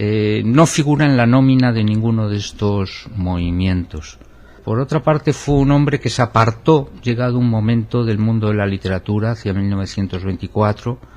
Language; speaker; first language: Spanish; native; Spanish